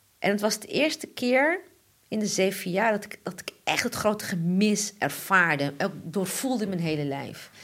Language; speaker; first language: Dutch; early bilingual, other home language; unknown